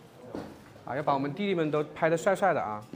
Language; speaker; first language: Chinese; native; Chinese